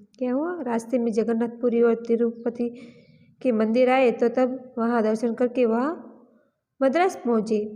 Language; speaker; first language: Hindi; non-native, local second language; Gujarati